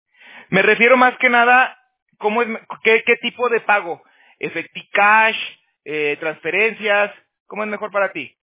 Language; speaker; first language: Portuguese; non-native, learner; Spanish